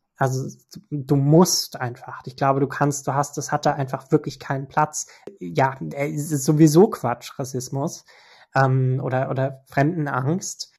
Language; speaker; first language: German; early bilingual, other home language; Turkish